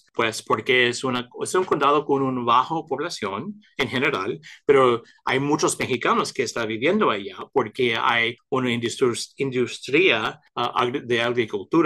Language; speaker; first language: Spanish; early bilingual, heritage; Spanish